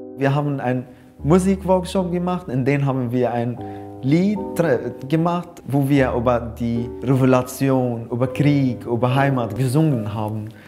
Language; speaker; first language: German; non-native, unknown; Arabic